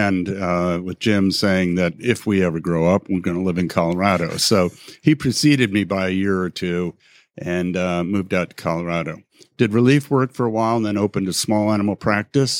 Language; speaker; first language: English; native; English